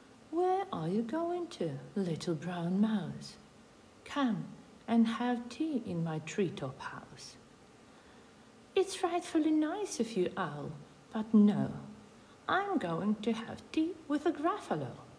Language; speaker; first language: English; non-native, fluent; Ukrainian